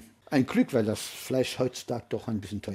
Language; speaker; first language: German; non-native, fluent; French